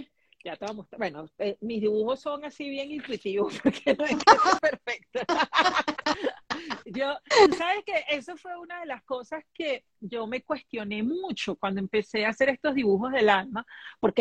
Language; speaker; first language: Spanish; native; Spanish